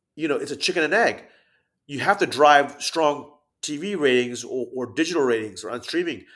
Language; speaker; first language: English; early bilingual, other home language; Thai